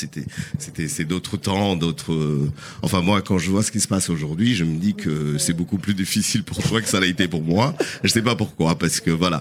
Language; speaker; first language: French; non-native, fluent; Portuguese